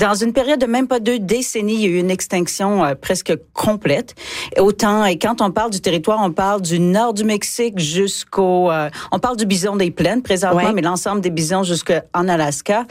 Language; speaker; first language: French; native; French